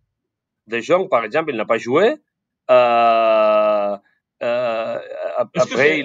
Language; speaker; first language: French; non-native, fluent; Spanish